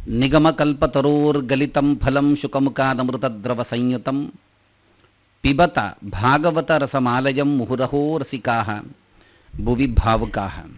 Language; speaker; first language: Kannada; non-native, local second language; Tulu